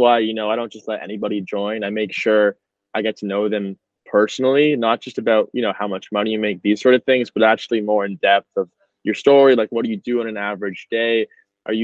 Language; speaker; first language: English; native; English